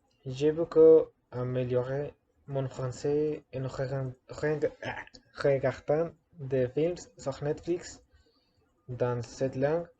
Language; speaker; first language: French; non-native, learner; Spanish